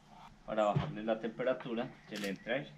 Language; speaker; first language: Spanish; native; Spanish